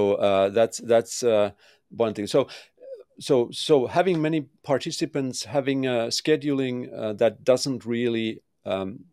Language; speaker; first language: English; non-native, fluent; Finnish